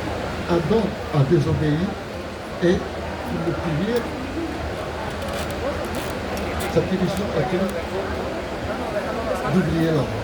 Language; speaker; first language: French; non-native, local second language; Arabic